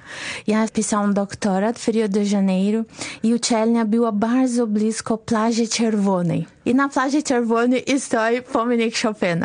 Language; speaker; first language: Polish; non-native, fluent; Portuguese